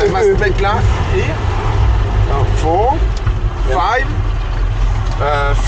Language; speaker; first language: English; non-native, learner; French